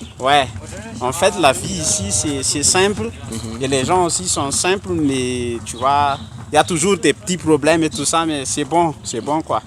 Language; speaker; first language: French; non-native, local second language; Malagasy